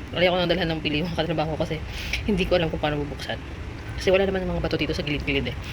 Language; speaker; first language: Filipino; non-native, local second language; Bikol